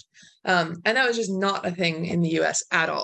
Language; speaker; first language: English; native; English